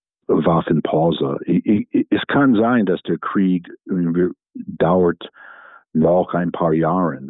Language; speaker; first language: German; non-native, fluent; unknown